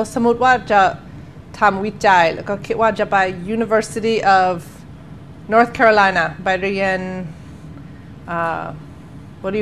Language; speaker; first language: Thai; non-native, learner; English